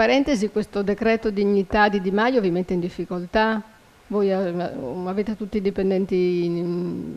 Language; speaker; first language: Italian; native; Italian